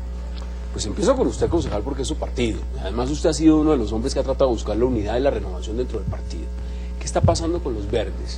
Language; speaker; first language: Spanish; native; Spanish